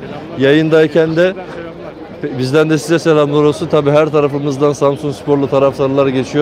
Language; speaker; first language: Turkish; native; Turkish